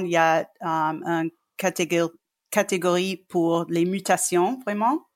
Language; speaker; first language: French; non-native, fluent; English